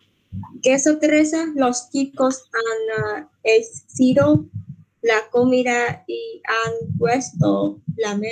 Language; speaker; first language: Spanish; non-native, learner; Vietnamese